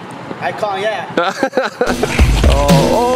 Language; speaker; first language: English; non-native, learner; Spanish